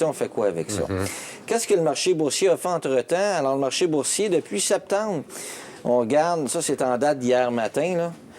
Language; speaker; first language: French; native; French